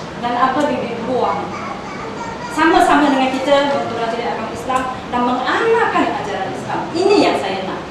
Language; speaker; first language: Malay; non-native, local second language; Chinese